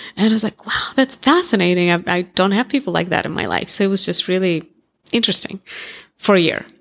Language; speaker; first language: English; non-native, fluent; Russian